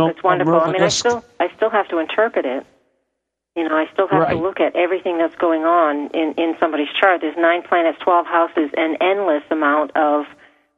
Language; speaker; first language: English; native; English